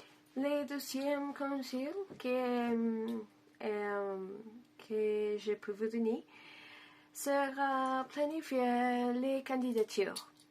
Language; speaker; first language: French; non-native, learner; Spanish